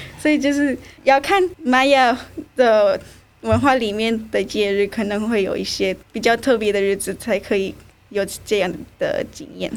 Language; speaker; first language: Chinese; non-native, fluent; Spanish